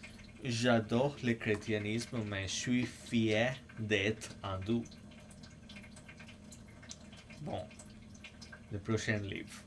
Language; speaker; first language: French; non-native, fluent; English